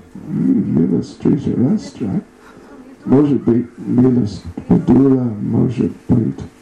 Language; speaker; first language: Russian; non-native, learner; English